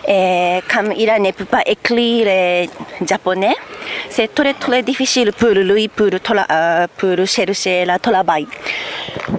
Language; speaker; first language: French; non-native, learner; Japanese